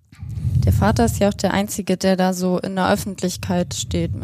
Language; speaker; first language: German; native; German